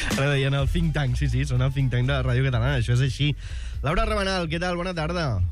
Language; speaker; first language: Catalan; native; Catalan